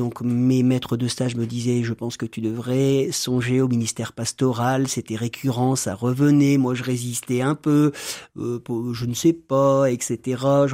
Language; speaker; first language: French; native; French